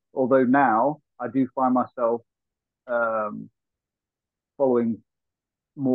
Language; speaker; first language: English; native; English